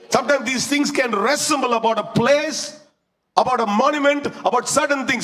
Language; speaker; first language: English; non-native, local second language; Tamil